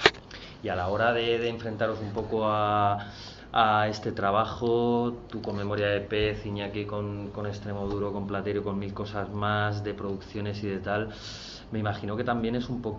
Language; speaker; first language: Spanish; native; Spanish